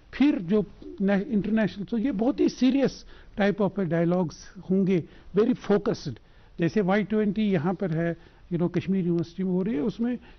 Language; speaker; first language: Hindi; non-native, local second language; Kashmiri